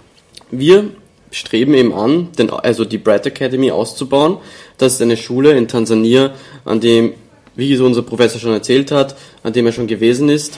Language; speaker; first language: German; native; German